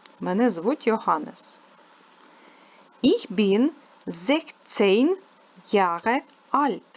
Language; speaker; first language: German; non-native, fluent; Ukrainian